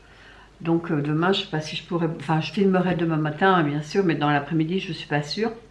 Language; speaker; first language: French; native; French